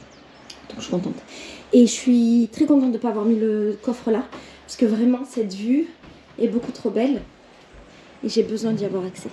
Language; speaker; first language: French; native; French